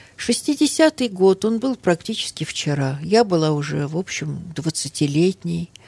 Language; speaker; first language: Russian; early bilingual, heritage; Russian